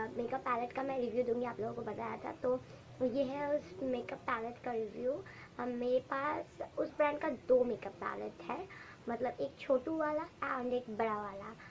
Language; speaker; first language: Hindi; non-native, local second language; Bangla